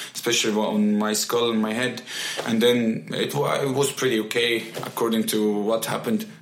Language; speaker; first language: English; non-native, fluent; Arabic